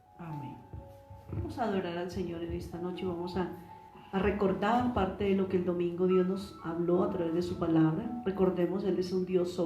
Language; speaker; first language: Spanish; native; Spanish